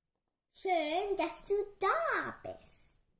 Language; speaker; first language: German; non-native, learner; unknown